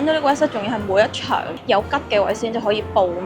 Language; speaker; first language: Cantonese; native; Cantonese